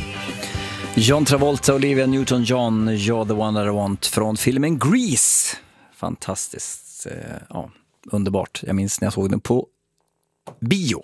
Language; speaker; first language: Swedish; native; Swedish